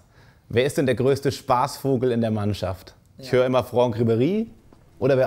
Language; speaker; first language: German; native; German